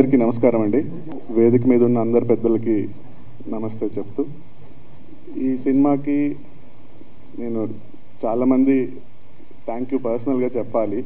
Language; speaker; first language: Telugu; native; Telugu